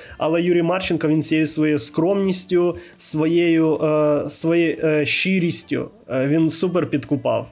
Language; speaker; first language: Ukrainian; non-native, local second language; Russian